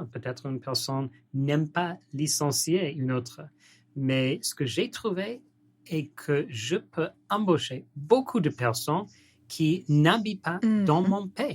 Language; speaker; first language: French; non-native, learner; English